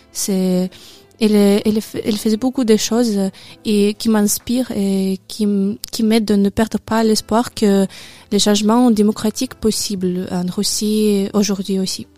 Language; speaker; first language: French; non-native, learner; Russian